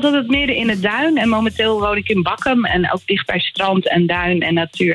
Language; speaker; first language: Dutch; native; Dutch